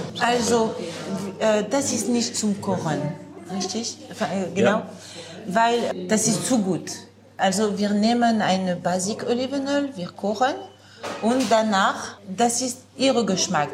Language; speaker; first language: German; non-native, learner; French